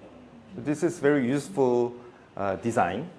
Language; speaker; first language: English; non-native, fluent; Korean